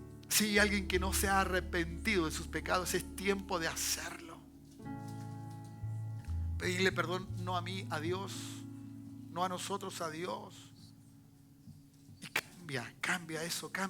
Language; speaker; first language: Spanish; native; Spanish